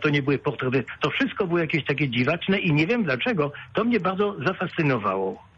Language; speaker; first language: Polish; early bilingual, other home language; French